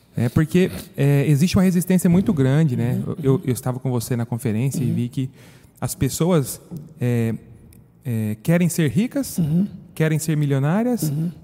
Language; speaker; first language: Portuguese; native; Portuguese